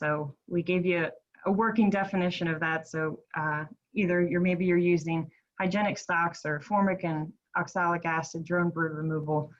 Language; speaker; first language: English; native; English